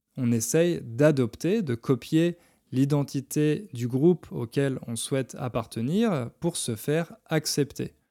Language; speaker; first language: French; native; French